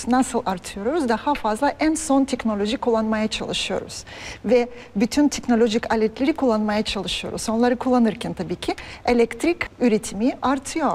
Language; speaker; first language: Turkish; non-native, fluent; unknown